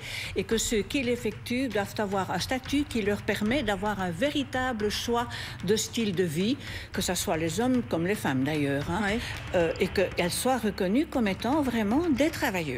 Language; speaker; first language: French; native; French